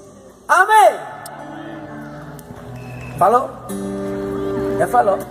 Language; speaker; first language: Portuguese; non-native, learner; Spanish